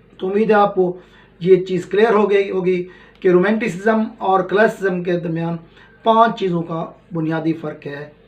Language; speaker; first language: Urdu; non-native, local second language; Punjabi